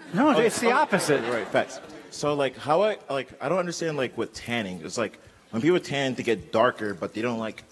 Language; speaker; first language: English; native; English